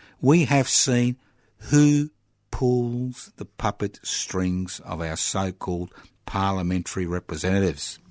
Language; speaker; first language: English; early bilingual, other home language; Italian